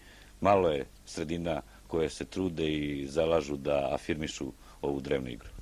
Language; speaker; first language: Bosnian; native; Bosnian